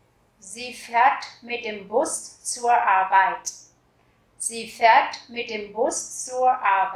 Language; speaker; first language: German; non-native, fluent; Vietnamese